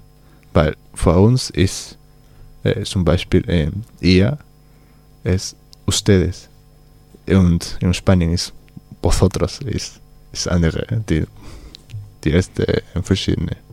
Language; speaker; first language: German; non-native, learner; Spanish